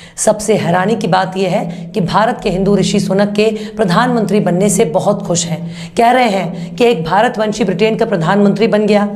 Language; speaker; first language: Hindi; native; Hindi